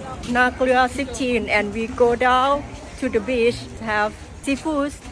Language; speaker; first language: English; non-native, learner; Thai